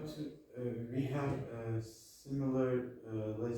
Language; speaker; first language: English; non-native, learner; Turkish